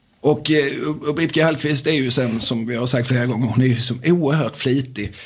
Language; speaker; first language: Swedish; native; Swedish